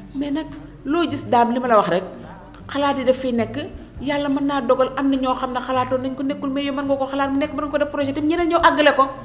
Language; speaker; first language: Wolof; native; Wolof